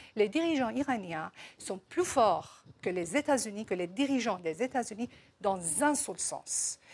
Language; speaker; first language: French; non-native, fluent; Persian